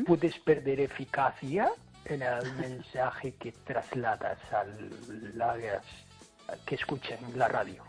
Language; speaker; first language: Spanish; non-native, fluent; English